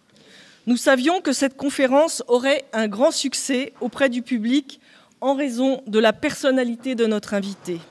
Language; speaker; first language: French; native; French